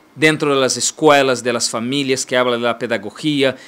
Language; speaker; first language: Spanish; non-native, learner; Portuguese